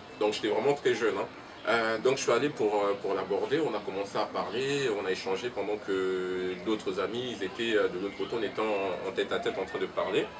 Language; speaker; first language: French; early bilingual, other home language; Lingala